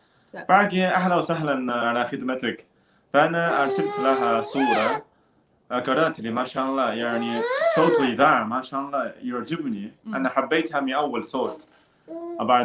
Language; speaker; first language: Arabic; non-native, learner; Chinese